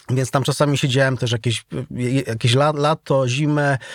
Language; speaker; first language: Polish; native; Polish